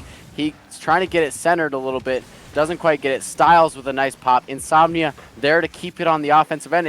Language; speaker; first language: English; native; English